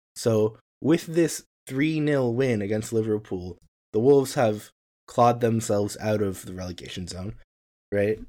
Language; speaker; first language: English; native; English